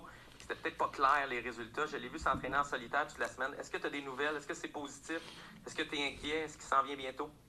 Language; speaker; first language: French; native; French